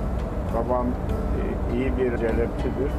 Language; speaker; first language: Turkish; native; Turkish